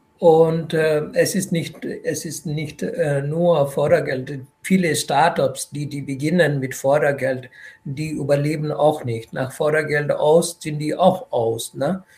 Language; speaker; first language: German; non-native, fluent; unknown